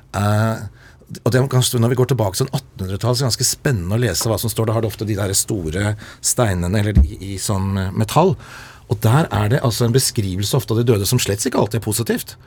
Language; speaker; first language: Norwegian; native; Norwegian